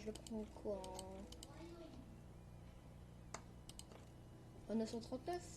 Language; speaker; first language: French; native; French